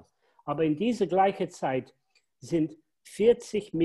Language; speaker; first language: German; non-native, fluent; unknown